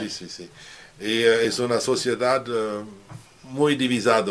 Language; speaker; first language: Spanish; non-native, learner; French